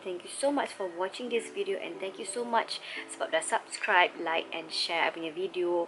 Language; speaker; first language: English; non-native, local second language; Malay